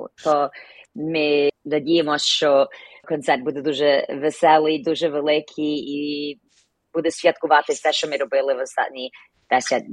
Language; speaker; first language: Ukrainian; early bilingual, heritage; Ukrainian